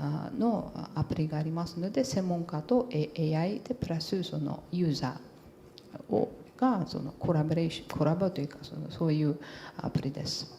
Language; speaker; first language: Japanese; non-native, fluent; Portuguese